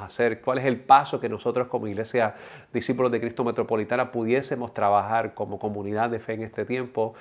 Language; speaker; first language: Spanish; native; Spanish